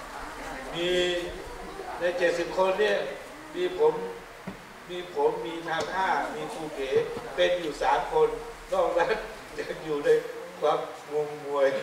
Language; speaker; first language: Thai; native; Thai